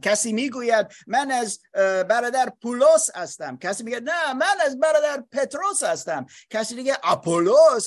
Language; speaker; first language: Persian; non-native, fluent; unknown